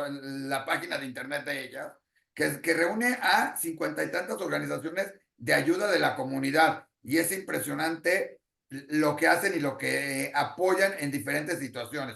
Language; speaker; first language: Spanish; native; Spanish